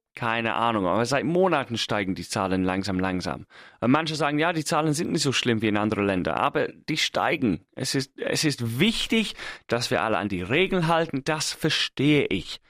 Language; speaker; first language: German; non-native, fluent; English